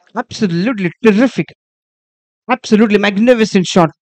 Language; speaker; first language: English; non-native, local second language; Marathi